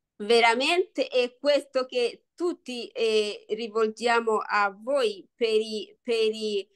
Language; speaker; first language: Italian; non-native, learner; Swahili